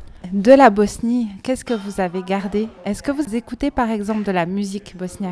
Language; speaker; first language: French; native; French